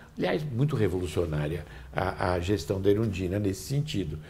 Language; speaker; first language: Portuguese; native; Portuguese